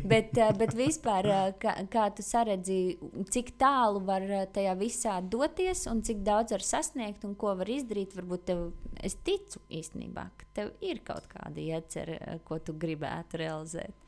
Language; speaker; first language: Latvian; native; Latvian